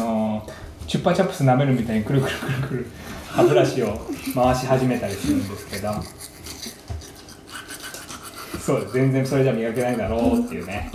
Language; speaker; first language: Japanese; native; Japanese